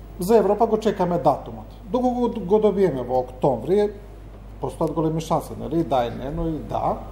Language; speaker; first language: Macedonian; native; Macedonian